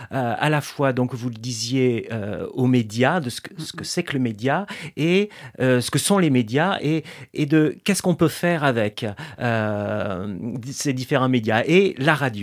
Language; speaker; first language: French; native; French